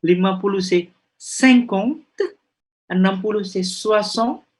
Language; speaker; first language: French; non-native, fluent; Indonesian